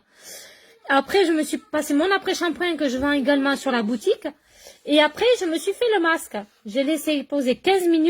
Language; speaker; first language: French; native; French